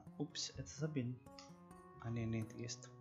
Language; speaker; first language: Russian; non-native, learner; Spanish